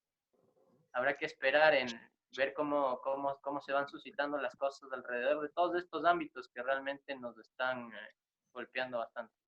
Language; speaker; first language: Spanish; native; Spanish